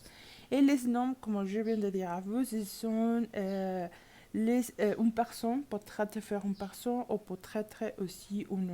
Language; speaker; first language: French; non-native, learner; Spanish